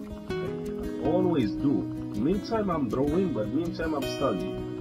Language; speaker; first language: English; non-native, learner; Arabic